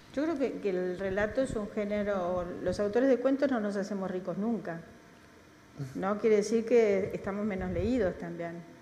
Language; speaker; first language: Spanish; native; Spanish